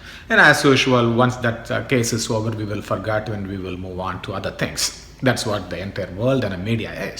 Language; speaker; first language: English; non-native, local second language; Tamil